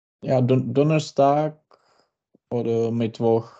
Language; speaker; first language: German; non-native, learner; Czech